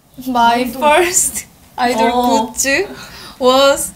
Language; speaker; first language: English; non-native, learner; Korean